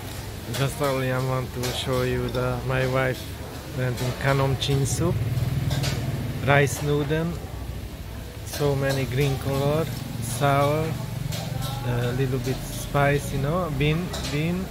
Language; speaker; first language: English; non-native, learner; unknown